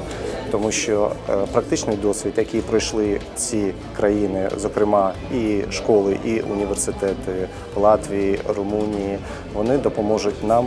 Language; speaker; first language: Ukrainian; native; Ukrainian